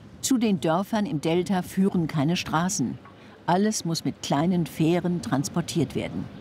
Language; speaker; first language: German; native; German